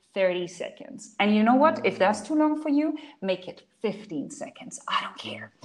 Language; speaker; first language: English; non-native, fluent; German